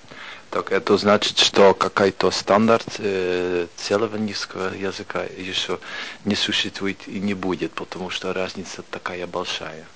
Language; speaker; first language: Russian; non-native, fluent; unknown